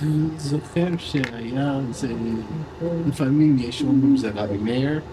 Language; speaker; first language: Hebrew; non-native, fluent; English